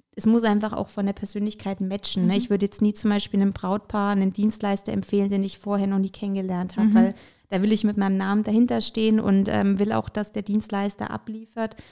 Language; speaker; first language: German; early bilingual, other home language; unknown